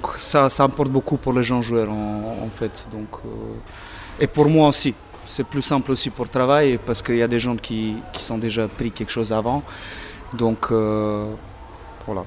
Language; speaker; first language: French; non-native, learner; Serbian